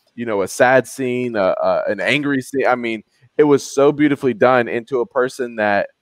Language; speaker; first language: English; native; English